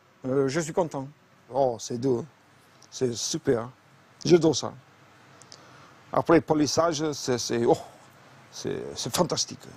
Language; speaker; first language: French; non-native, learner; English